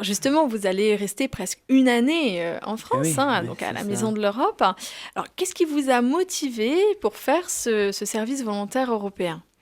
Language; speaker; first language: French; native; French